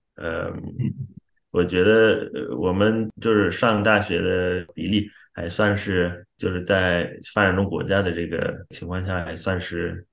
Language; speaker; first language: Chinese; non-native, fluent; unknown